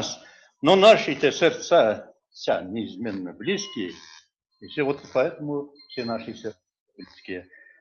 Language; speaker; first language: Russian; non-native, local second language; Bashkir